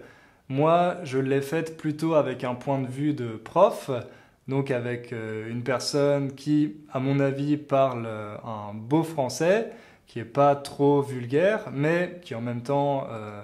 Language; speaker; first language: French; native; French